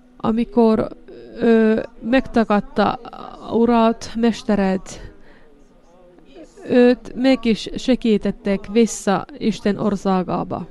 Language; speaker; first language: Hungarian; non-native, learner; Finnish